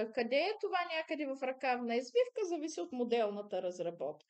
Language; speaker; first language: Bulgarian; native; Bulgarian